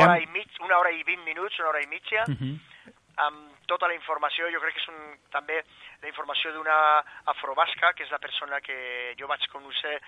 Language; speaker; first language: Catalan; non-native, fluent; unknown